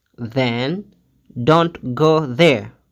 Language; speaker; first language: English; non-native, fluent; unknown